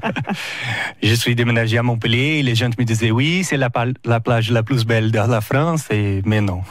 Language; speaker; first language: French; non-native, fluent; Portuguese